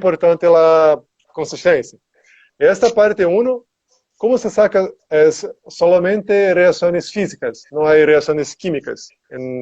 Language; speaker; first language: Spanish; non-native, learner; Portuguese